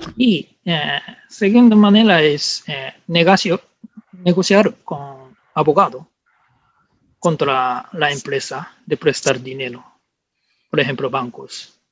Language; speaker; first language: Spanish; non-native, learner; Japanese